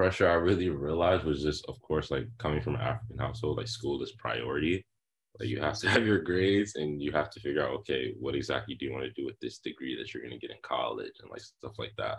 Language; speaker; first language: English; native; English